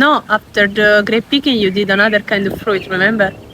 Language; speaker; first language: English; non-native, fluent; Italian